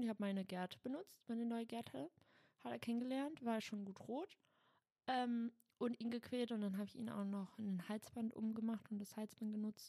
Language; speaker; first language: German; native; German